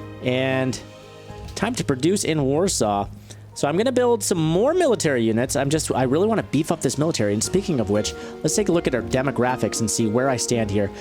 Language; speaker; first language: English; native; English